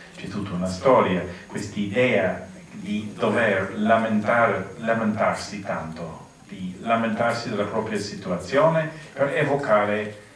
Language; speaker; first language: Italian; non-native, fluent; English